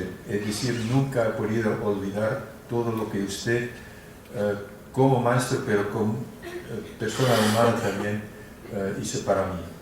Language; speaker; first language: Spanish; non-native, fluent; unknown